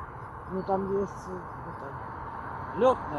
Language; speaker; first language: Russian; native; Russian